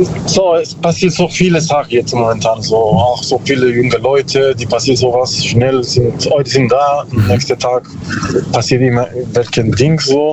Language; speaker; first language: German; non-native, learner; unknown